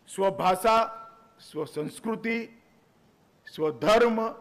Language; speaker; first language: Hindi; non-native, local second language; Gujarati